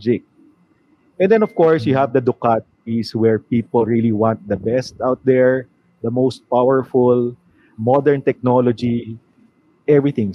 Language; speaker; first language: English; non-native, local second language; Filipino